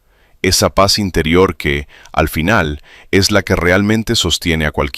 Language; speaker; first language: Spanish; native; Spanish